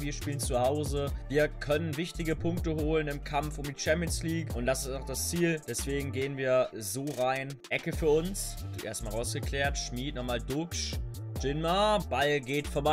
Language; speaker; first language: German; native; German